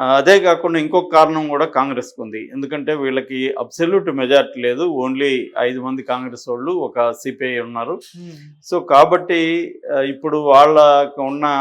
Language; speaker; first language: Telugu; native; Telugu